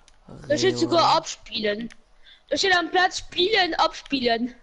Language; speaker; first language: German; non-native, local second language; Luxembourgish